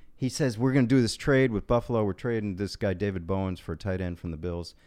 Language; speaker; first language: English; native; English